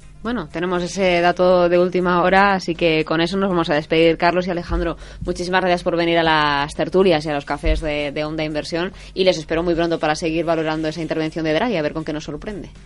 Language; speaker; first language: Spanish; native; Spanish